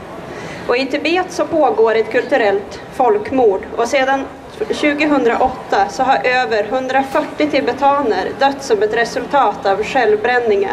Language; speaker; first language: Swedish; native; Swedish